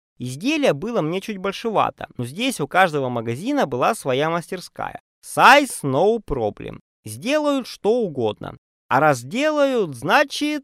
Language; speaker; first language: Russian; native; Russian